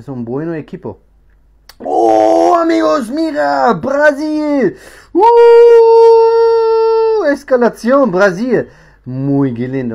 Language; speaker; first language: Spanish; non-native, learner; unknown